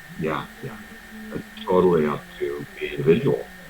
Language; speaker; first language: English; native; English